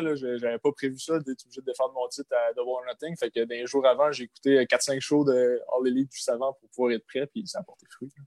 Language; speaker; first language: French; native; French